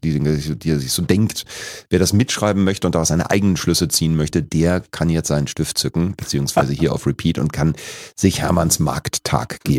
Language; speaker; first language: German; native; German